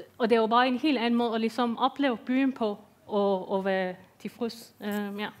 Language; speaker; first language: Danish; non-native, fluent; Persian